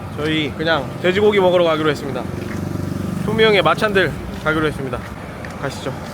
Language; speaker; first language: Korean; native; Korean